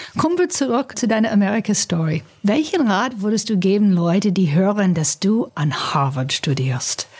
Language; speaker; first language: German; non-native, fluent; English